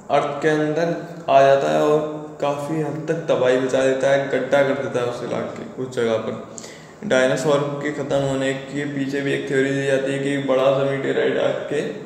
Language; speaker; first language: Hindi; native; Hindi